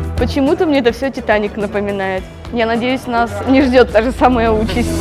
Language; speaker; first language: Russian; native; Russian